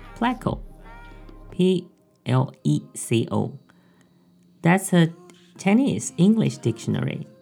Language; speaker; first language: English; non-native, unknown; Chinese